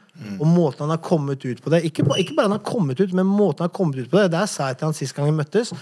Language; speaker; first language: Norwegian; native; Norwegian